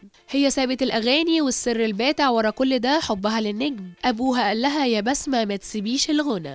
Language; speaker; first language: Arabic; native; Arabic